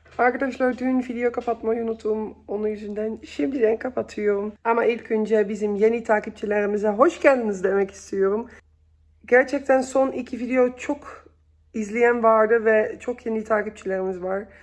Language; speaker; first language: Turkish; early bilingual, heritage; Turkish